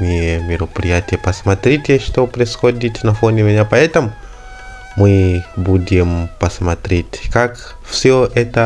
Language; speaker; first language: Russian; non-native, learner; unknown